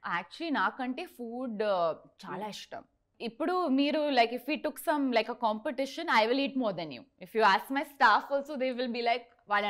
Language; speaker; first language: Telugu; non-native, learner; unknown